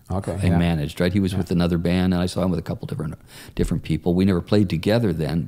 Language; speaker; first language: English; native; English